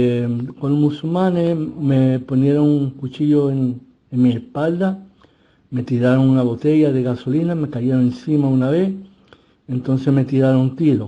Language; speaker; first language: Spanish; early bilingual, heritage; Spanish